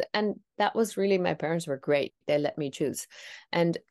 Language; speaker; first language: English; non-native, fluent; Tamil